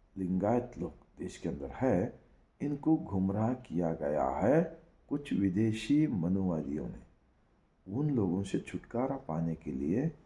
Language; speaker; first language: Hindi; non-native, local second language; Kannada